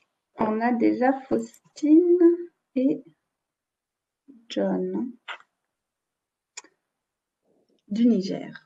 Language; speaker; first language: French; native; French